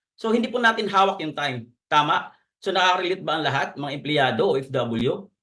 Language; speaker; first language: Filipino; non-native, local second language; Cebuano